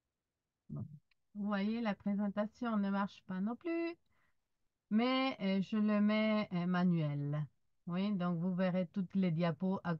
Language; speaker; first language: French; non-native, fluent; Spanish